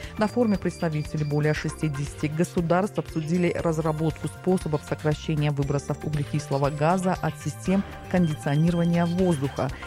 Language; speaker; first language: Russian; non-native, local second language; Tajik